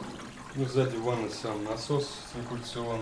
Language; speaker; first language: Russian; native; Russian